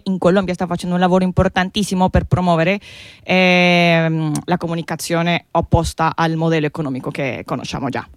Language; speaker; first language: Italian; non-native, fluent; Spanish